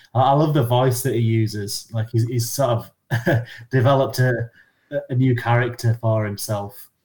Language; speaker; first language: English; native; English